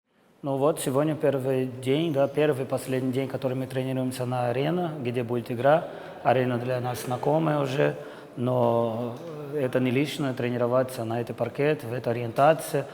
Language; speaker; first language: Russian; non-native, fluent; Portuguese